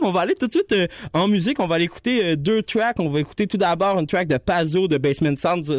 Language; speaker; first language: French; native; French